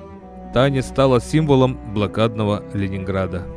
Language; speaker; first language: Russian; native; Russian